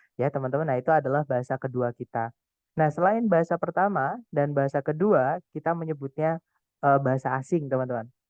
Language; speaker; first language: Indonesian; non-native, local second language; Javanese